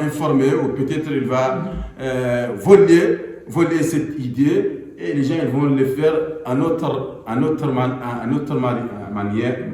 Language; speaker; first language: French; non-native, local second language; Arabic